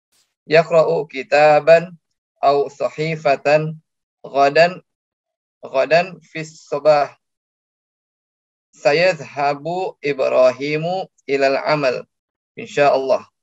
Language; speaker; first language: Arabic; non-native, learner; Indonesian